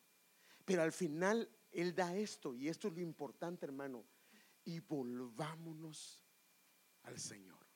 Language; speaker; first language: Spanish; native; Spanish